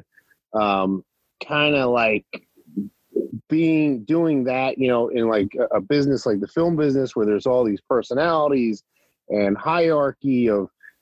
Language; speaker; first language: English; native; English